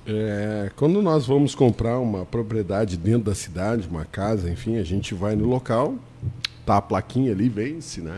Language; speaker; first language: Portuguese; native; Portuguese